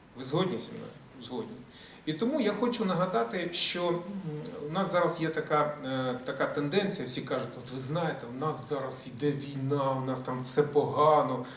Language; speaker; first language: Ukrainian; early bilingual, other home language; Russian